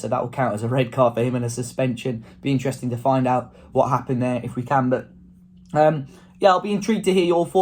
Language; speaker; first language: English; native; English